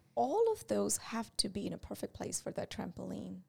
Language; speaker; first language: English; non-native, local second language; Gujarati